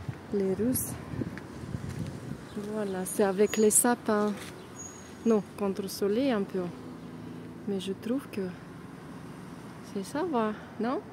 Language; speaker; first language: French; non-native, fluent; Russian